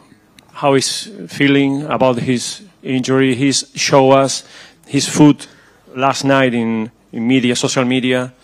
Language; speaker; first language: English; non-native, learner; Spanish